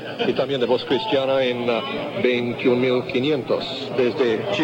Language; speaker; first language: Spanish; non-native, fluent; English